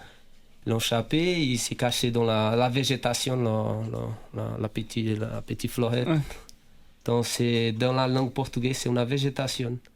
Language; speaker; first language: French; non-native, fluent; Portuguese